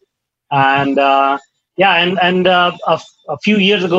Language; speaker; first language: English; non-native, local second language; Hindi